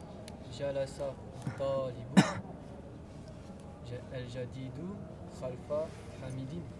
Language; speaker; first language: Arabic; non-native, learner; French